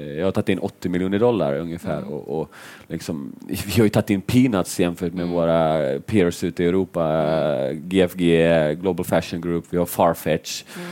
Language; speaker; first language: Swedish; early bilingual, other home language; Finnish